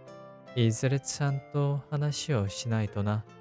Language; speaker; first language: Japanese; non-native, learner; Korean